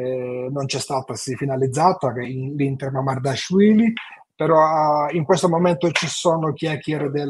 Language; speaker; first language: Italian; non-native, fluent; Georgian